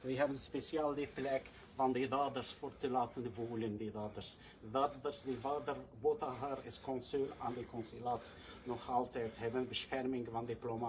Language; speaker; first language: Dutch; non-native, learner; Arabic